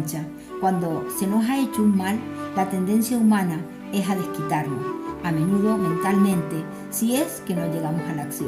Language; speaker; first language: Spanish; native; Spanish